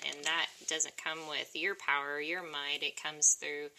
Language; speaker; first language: English; native; English